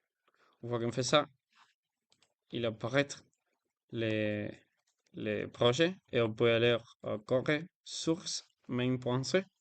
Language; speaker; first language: French; non-native, learner; Spanish